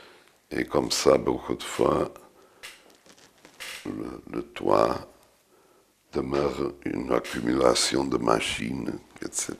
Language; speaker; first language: French; non-native, fluent; Portuguese